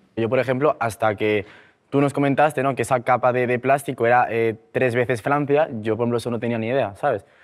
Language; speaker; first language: Spanish; native; Spanish